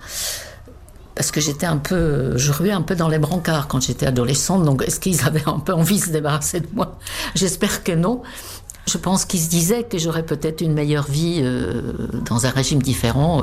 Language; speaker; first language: French; non-native, fluent; Czech